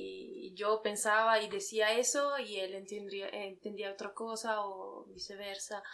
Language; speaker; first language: Spanish; non-native, fluent; Italian